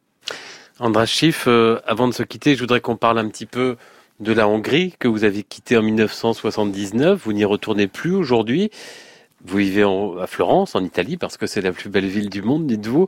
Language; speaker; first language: French; native; French